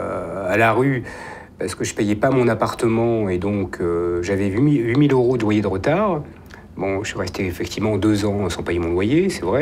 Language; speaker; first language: French; native; French